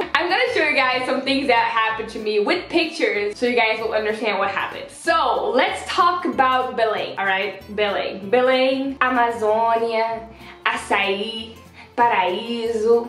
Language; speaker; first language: English; non-native, fluent; Dutch